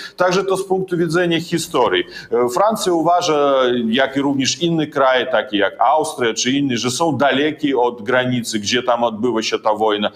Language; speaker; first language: Polish; non-native, fluent; Russian